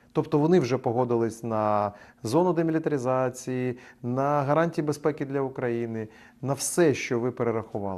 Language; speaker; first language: Ukrainian; native; Ukrainian